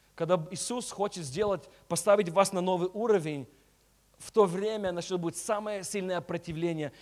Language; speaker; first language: Russian; early bilingual, heritage; Russian